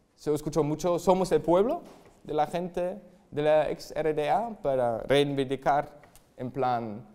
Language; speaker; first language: Spanish; non-native, fluent; German